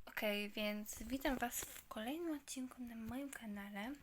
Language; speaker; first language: Polish; native; Polish